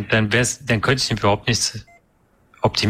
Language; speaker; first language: German; native; German